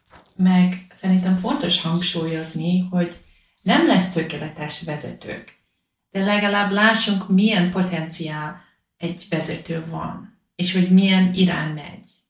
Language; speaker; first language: Hungarian; non-native, learner; English